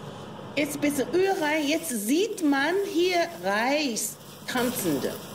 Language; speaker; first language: German; non-native, learner; Chinese